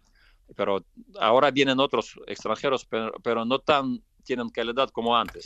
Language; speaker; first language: Spanish; non-native, fluent; Russian